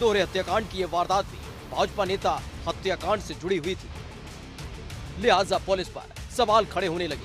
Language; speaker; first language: Hindi; native; Hindi